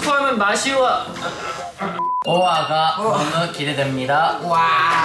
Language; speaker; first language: Korean; non-native, fluent; Japanese